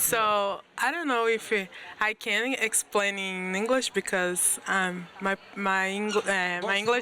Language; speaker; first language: English; non-native, learner; Portuguese